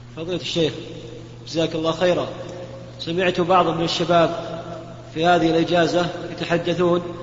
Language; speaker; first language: Arabic; native; Arabic